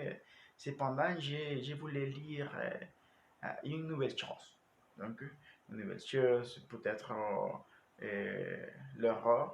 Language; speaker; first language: French; non-native, learner; Spanish